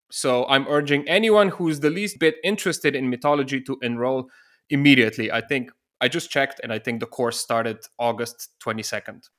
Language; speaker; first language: English; non-native, fluent; Slovenian